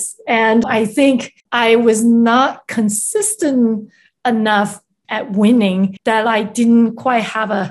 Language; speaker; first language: English; non-native, fluent; Chinese